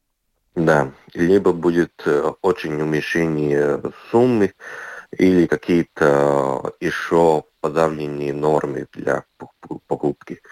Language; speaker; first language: Russian; non-native, local second language; Latvian